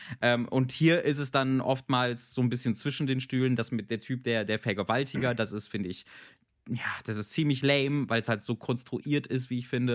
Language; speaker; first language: German; native; German